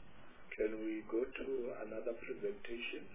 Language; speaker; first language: English; non-native, local second language; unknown